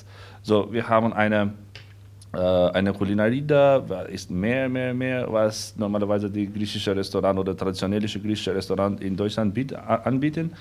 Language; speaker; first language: German; non-native, learner; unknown